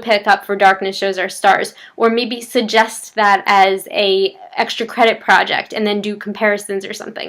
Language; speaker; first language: English; native; English